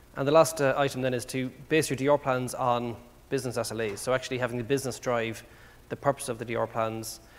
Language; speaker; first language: English; native; English